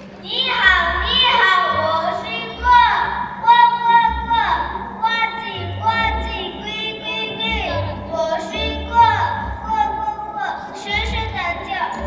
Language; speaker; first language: Chinese; non-native, learner; Mongolian